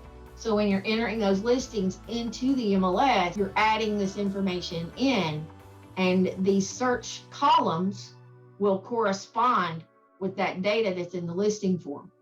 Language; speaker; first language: English; native; English